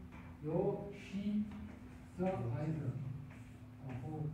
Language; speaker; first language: Chinese; non-native, learner; Arabic